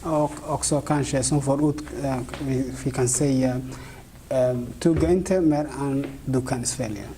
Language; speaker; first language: Swedish; non-native, learner; Somali